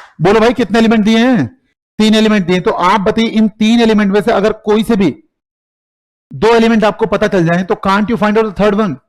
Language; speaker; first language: Hindi; native; Hindi